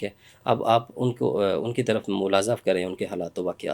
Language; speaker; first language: Urdu; native; Urdu